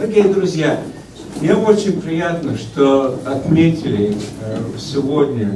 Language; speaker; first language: Russian; early bilingual, heritage; Russian